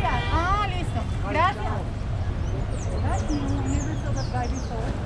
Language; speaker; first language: Spanish; native; Spanish